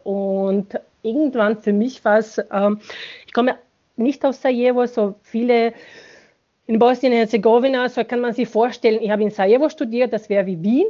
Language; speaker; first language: German; non-native, fluent; Bosnian